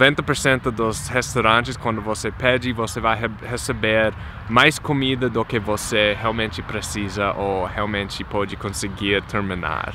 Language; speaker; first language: Portuguese; non-native, fluent; English